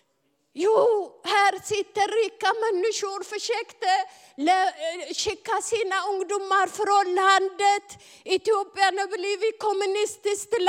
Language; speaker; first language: Swedish; non-native, fluent; Amharic